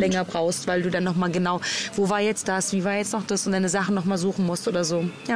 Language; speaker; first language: German; native; German